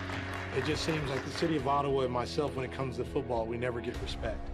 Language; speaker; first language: English; native; English